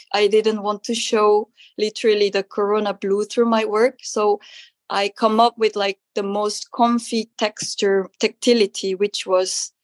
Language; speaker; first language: English; non-native, fluent; Korean